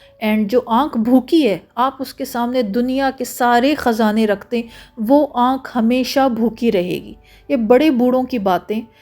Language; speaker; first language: Urdu; native; Urdu